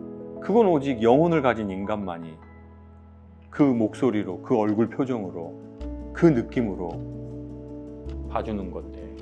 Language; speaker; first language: Korean; native; Korean